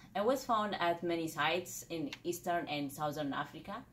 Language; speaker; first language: English; non-native, fluent; Amharic